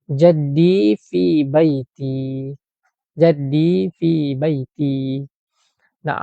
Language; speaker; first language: Arabic; non-native, fluent; Malay